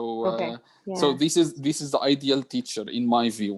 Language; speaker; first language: English; non-native, learner; Arabic